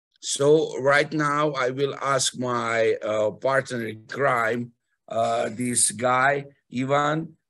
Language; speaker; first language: English; non-native, fluent; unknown